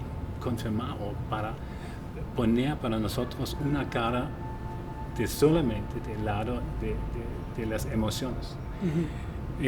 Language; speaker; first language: Spanish; non-native, fluent; German